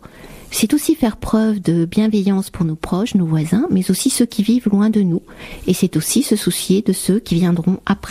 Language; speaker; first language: French; native; French